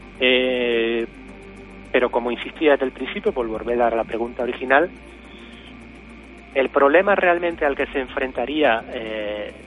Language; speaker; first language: Spanish; native; Spanish